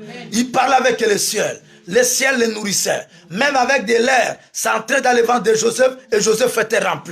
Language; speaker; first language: French; non-native, local second language; Lingala